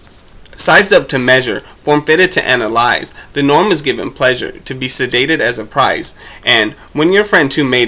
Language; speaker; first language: English; native; English